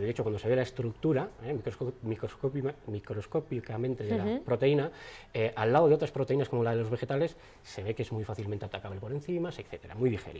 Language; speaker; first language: Spanish; native; Spanish